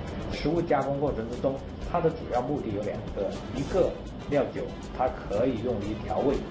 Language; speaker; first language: Chinese; native; Chinese